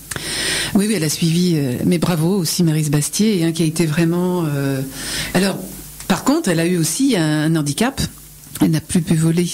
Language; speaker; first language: French; native; French